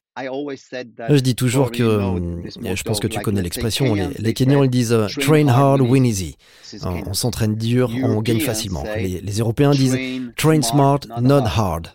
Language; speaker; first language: French; non-native, fluent; Polish